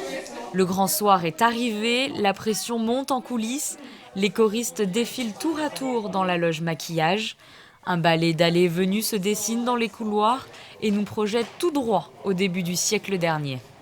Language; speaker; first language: French; native; French